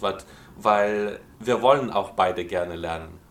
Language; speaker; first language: German; non-native, fluent; Lithuanian